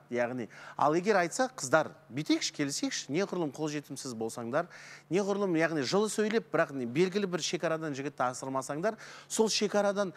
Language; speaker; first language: Kazakh; native; Kazakh